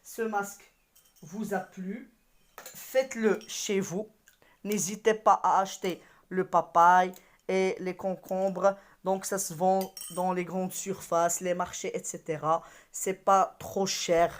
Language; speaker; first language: French; non-native, local second language; Arabic